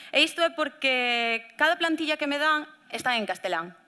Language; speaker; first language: Galician; native; Galician